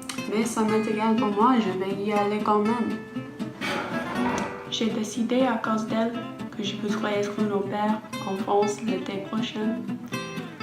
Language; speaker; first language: French; non-native, learner; English